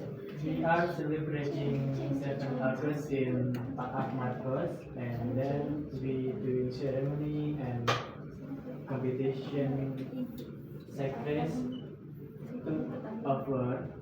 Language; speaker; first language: English; non-native, learner; Indonesian